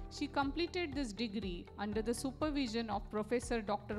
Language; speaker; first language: English; non-native, local second language; Marathi